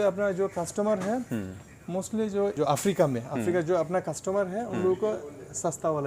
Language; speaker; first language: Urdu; non-native, fluent; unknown